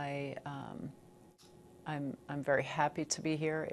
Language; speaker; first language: English; native; English